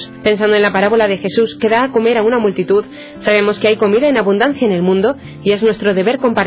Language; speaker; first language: Spanish; native; Spanish